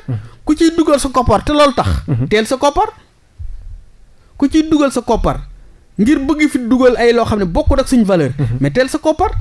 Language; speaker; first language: Wolof; native; Wolof